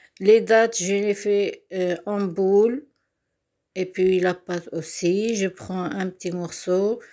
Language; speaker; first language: French; non-native, local second language; Arabic